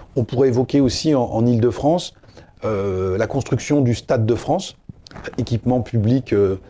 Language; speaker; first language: French; native; French